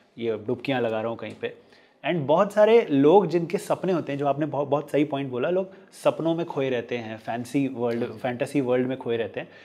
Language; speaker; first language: Hindi; native; Hindi